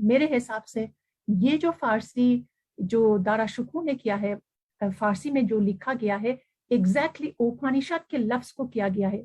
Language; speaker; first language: Urdu; non-native, fluent; Persian